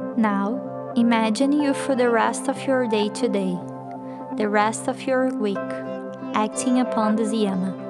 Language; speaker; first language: English; non-native, fluent; Portuguese